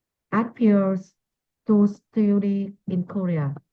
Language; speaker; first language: English; non-native, learner; Vietnamese